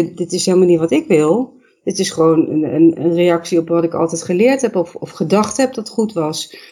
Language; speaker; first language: Dutch; native; Dutch